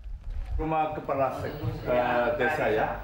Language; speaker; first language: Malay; non-native, learner; Korean